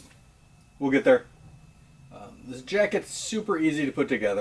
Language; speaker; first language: English; native; English